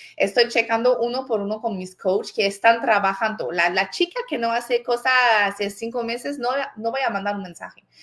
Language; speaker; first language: Spanish; non-native, fluent; French